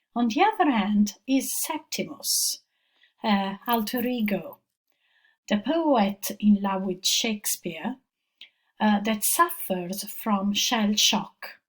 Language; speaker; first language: English; non-native, fluent; Italian